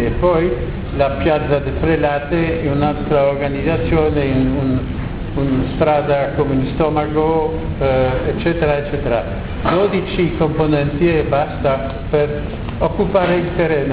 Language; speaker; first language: Italian; non-native, learner; French